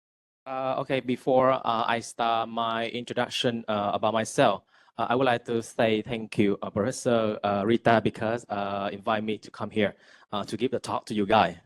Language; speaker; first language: English; non-native, fluent; Vietnamese